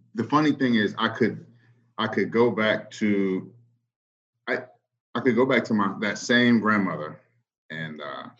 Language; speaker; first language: English; native; English